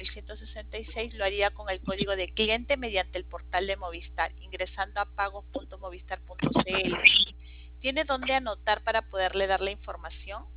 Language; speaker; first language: Spanish; native; Spanish